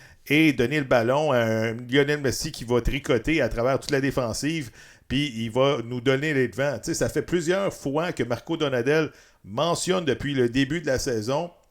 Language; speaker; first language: French; native; French